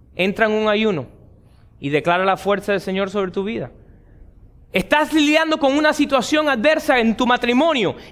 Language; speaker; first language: Spanish; early bilingual, heritage; Spanish